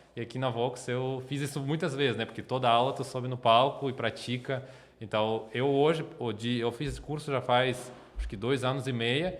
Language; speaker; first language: Portuguese; non-native, fluent; Russian